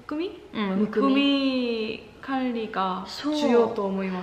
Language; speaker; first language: Japanese; non-native, learner; Korean